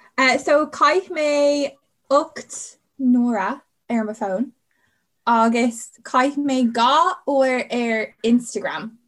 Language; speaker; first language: Irish; non-native, local second language; English